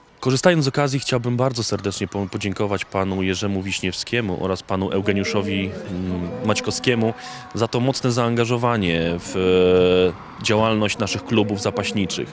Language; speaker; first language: Polish; native; Polish